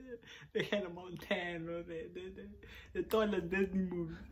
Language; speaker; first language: Spanish; early bilingual, heritage; Spanish